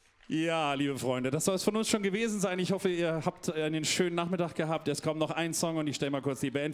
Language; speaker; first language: German; native; German